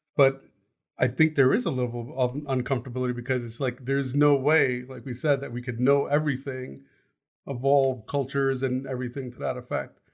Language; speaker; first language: English; native; English